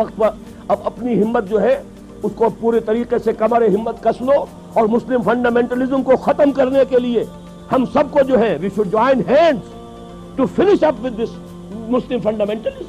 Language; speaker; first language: Urdu; native; Urdu